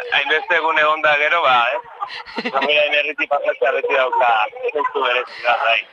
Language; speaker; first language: Basque; native; Basque